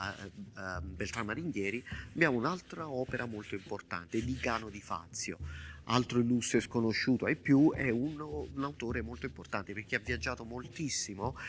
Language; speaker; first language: Italian; native; Italian